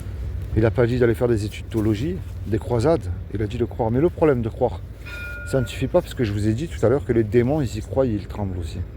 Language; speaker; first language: French; native; French